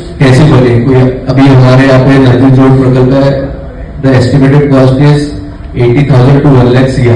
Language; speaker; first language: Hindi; non-native, local second language; Marathi